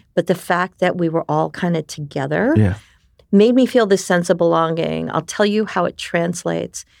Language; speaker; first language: English; early bilingual, other home language; Japanese